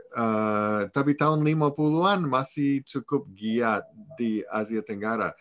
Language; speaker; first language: Indonesian; non-native, fluent; English